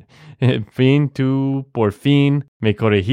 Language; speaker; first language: Spanish; non-native, fluent; English